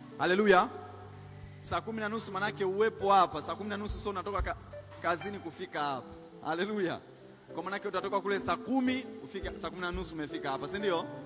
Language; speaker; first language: Swahili; native; Swahili